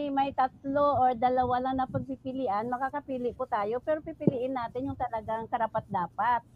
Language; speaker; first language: Filipino; native; Filipino